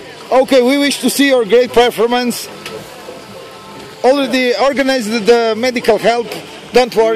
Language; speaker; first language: English; non-native, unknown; Croatian